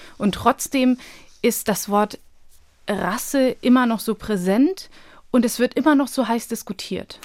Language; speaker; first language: German; early bilingual, other home language; Bosnian